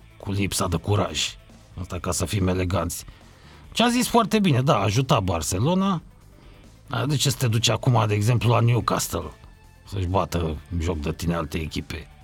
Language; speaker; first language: Romanian; native; Romanian